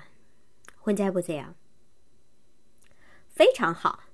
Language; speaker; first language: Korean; non-native, fluent; Chinese